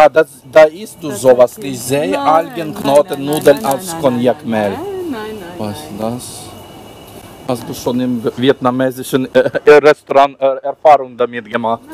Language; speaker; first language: German; non-native, learner; Ukrainian